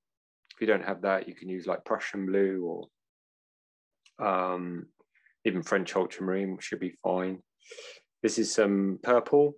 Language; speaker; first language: English; native; English